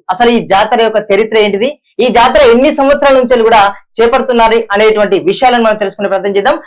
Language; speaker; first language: Telugu; native; Telugu